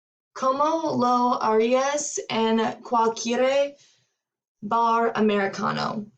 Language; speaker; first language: Spanish; non-native, learner; English